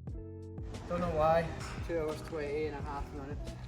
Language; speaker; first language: English; native; English